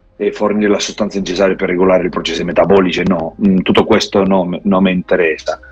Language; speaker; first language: Italian; non-native, learner; Spanish